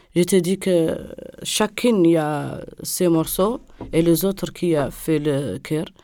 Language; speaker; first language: French; non-native, local second language; Arabic